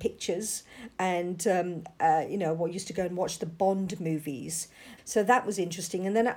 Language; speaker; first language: English; native; English